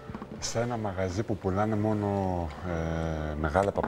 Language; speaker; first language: Greek; early bilingual, heritage; Greek